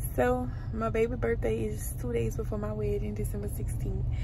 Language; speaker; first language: English; native; English